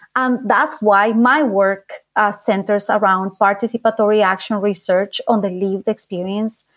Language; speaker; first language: English; non-native, fluent; Spanish